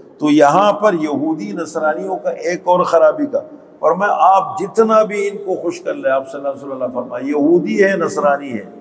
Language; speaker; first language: Urdu; non-native, local second language; Pashto